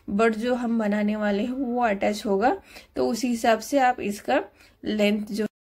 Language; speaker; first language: Hindi; non-native, local second language; Marathi